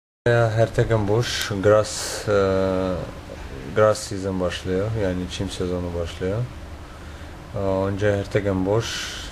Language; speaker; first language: Turkish; non-native, fluent; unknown